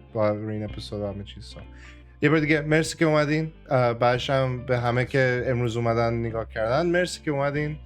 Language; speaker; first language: Persian; early bilingual, heritage; Persian